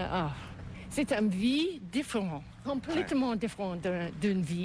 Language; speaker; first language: French; non-native, local second language; English